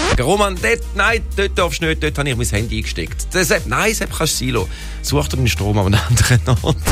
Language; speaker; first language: German; native; German